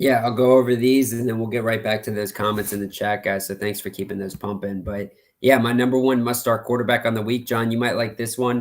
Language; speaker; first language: English; native; English